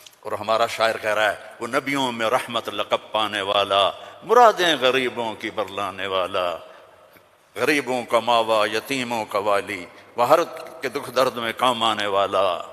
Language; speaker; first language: Urdu; non-native, local second language; Punjabi